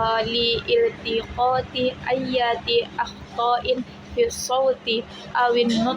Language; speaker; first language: Arabic; non-native, learner; Indonesian